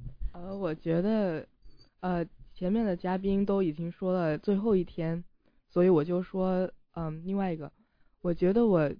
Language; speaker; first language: Chinese; early bilingual, heritage; Chinese